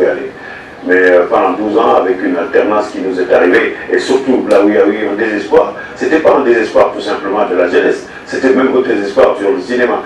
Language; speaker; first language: French; non-native, local second language; Wolof